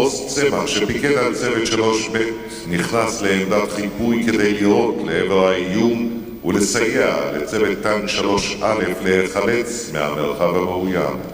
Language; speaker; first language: Hebrew; native; Hebrew